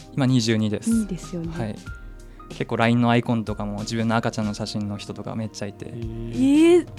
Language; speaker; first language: Japanese; native; Japanese